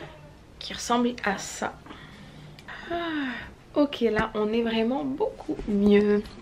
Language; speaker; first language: French; native; French